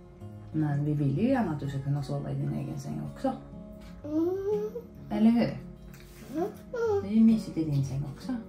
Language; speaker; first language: Swedish; native; Swedish